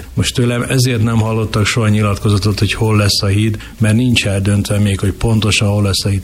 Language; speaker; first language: Hungarian; native; Hungarian